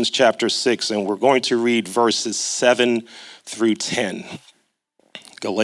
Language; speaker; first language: English; native; English